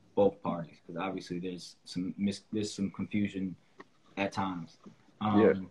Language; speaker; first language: English; native; English